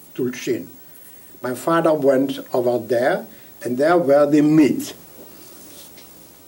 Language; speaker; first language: English; non-native, fluent; Yiddish